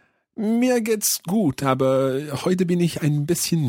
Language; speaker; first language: German; non-native, learner; English